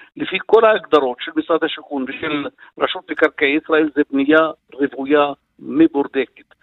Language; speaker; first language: Hebrew; non-native, local second language; Arabic